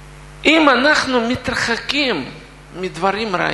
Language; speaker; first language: Hebrew; non-native, fluent; Russian